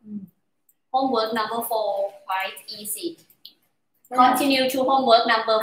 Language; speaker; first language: English; non-native, learner; Thai